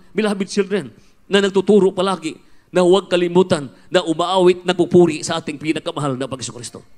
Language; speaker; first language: Filipino; non-native, local second language; Cebuano